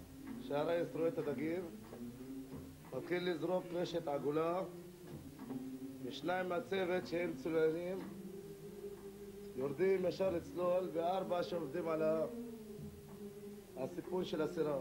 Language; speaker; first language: Hebrew; non-native, local second language; Arabic